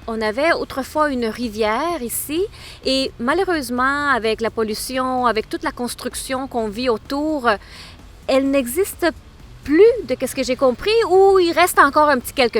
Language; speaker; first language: French; non-native, fluent; Spanish